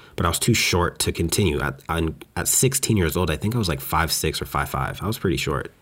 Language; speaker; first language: English; native; English